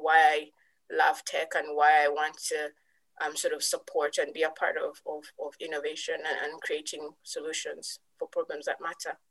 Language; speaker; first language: English; non-native, local second language; Ganda